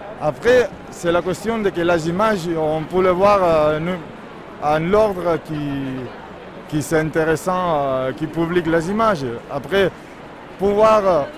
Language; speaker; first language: French; non-native, learner; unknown